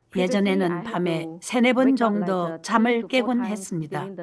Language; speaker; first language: Korean; non-native, fluent; Malay